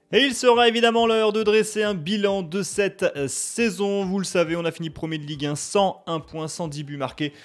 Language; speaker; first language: French; native; French